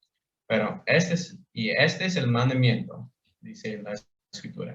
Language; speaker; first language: Spanish; non-native, fluent; English